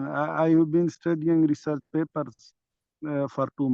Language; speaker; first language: English; non-native, learner; Urdu